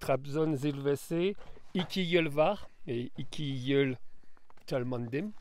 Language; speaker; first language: Turkish; non-native, learner; French